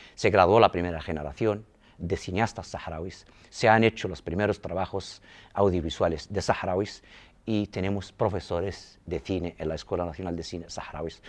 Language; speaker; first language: Spanish; non-native, local second language; Arabic